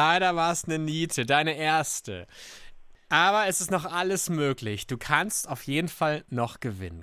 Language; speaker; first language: German; native; German